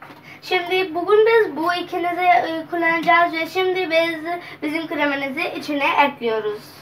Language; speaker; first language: Turkish; non-native, learner; Urdu